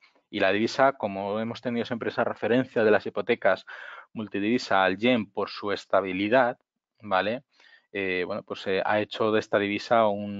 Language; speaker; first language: Spanish; native; Spanish